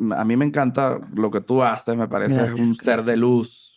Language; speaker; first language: Spanish; native; Spanish